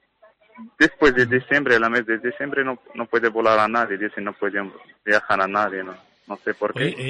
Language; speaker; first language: Spanish; non-native, learner; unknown